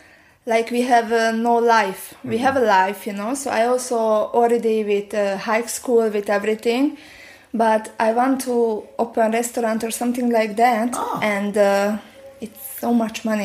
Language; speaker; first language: English; non-native, learner; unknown